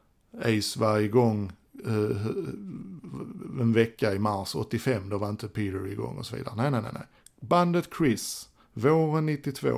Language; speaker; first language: Swedish; native; Swedish